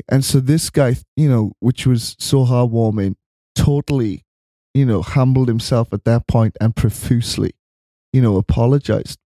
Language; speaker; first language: English; native; English